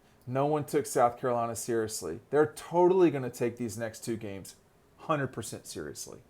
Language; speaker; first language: English; native; English